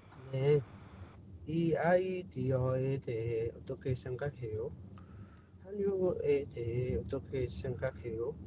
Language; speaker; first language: Korean; non-native, learner; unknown